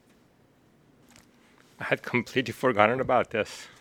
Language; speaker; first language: English; non-native, fluent; Persian